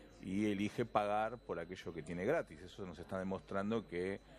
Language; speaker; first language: Spanish; native; Spanish